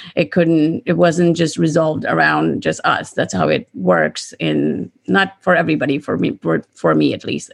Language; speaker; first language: English; non-native, local second language; Gujarati